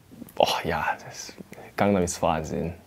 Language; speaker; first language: German; non-native, learner; Korean